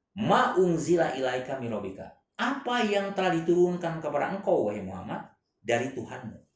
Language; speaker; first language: Indonesian; non-native, local second language; Chinese